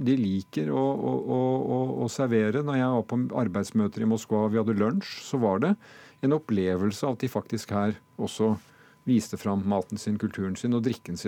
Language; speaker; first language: Norwegian; native; Norwegian